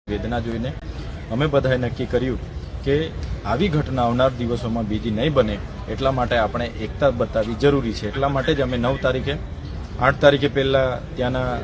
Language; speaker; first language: Gujarati; non-native, local second language; Vasavi